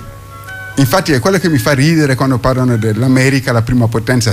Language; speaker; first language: Italian; non-native, fluent; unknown